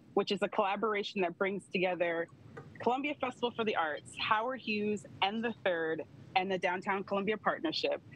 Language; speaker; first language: English; native; English